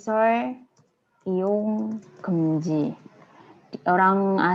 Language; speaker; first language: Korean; non-native, fluent; Indonesian